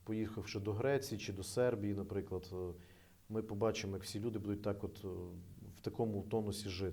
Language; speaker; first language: Ukrainian; native; Ukrainian